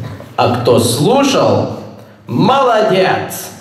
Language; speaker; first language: Russian; non-native, learner; Lithuanian